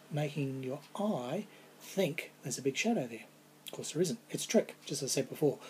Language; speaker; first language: English; native; English